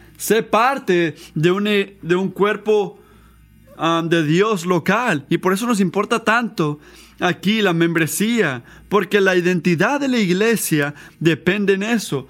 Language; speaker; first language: Spanish; non-native, fluent; English